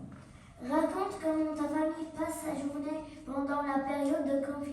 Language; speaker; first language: French; non-native, learner; Arabic